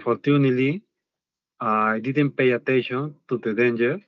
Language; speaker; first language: English; non-native, learner; Spanish